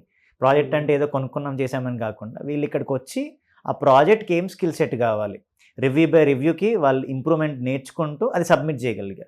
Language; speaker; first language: Telugu; native; Telugu